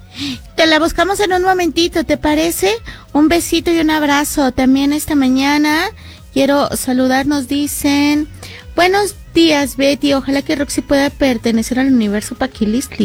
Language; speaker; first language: Spanish; native; Spanish